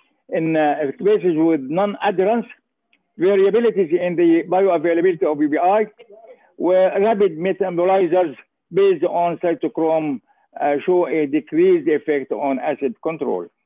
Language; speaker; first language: English; non-native, fluent; Arabic